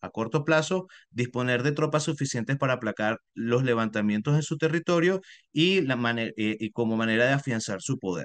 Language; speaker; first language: Spanish; native; Spanish